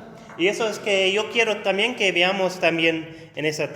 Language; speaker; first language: Spanish; non-native, fluent; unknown